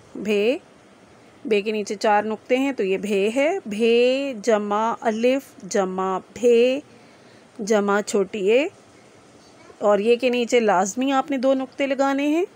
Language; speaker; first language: Urdu; non-native, local second language; Sindhi